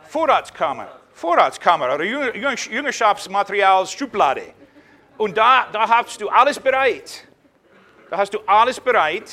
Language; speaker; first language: German; non-native, fluent; English